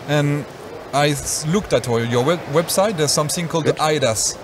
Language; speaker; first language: English; non-native, fluent; French